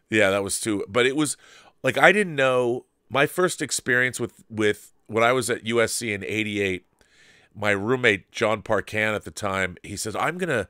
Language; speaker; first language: English; native; English